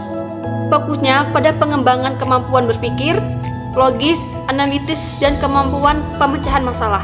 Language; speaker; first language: Indonesian; native; Indonesian